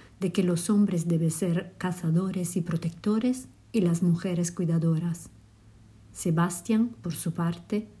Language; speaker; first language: Spanish; non-native, learner; Italian